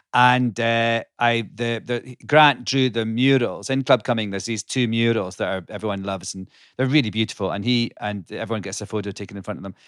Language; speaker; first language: English; native; English